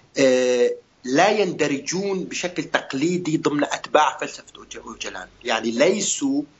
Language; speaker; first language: Arabic; non-native, local second language; Kurdish